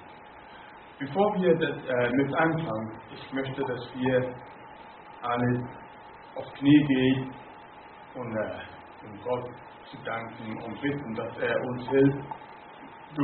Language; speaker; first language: German; non-native, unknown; Akan